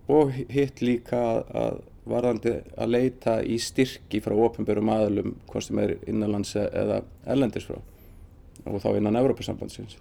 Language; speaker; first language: Icelandic; native; Icelandic